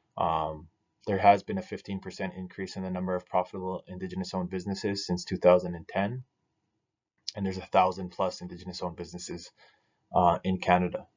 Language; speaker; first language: English; native; English